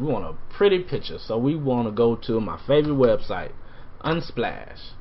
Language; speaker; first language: English; native; English